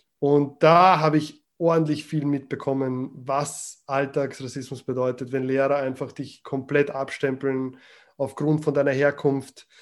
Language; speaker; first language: German; early bilingual, other home language; Croatian